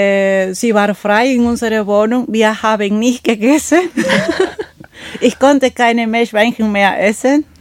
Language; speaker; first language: German; non-native, fluent; Spanish